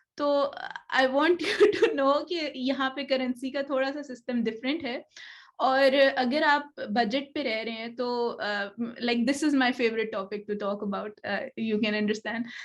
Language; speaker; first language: Urdu; native; Urdu